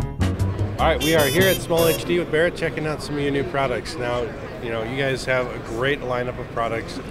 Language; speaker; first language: English; native; English